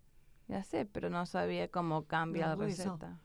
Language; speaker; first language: Spanish; early bilingual, heritage; English